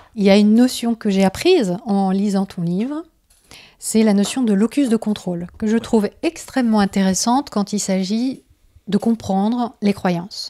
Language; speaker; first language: French; native; French